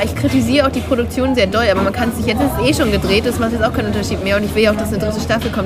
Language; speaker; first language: German; native; German